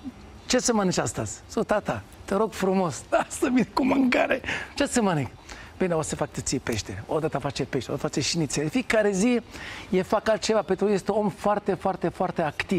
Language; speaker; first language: Romanian; non-native, fluent; Hebrew